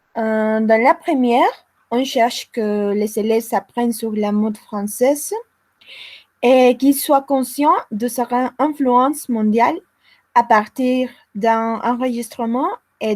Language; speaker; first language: French; non-native, learner; Spanish